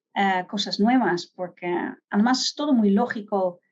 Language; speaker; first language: Spanish; non-native, fluent; Dutch